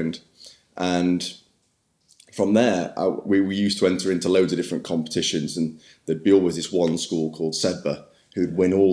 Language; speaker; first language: English; native; English